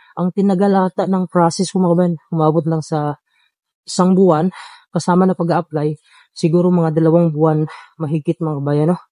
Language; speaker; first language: Filipino; native; Filipino